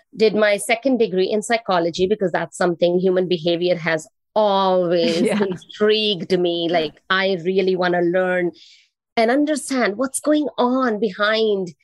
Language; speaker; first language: English; non-native, local second language; Hindi